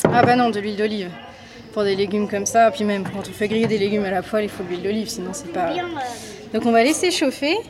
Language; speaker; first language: French; native; French